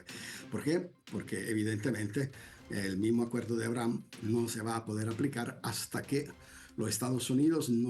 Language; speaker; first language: Spanish; non-native, fluent; Italian